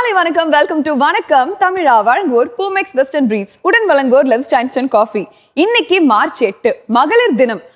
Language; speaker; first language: Tamil; native; Tamil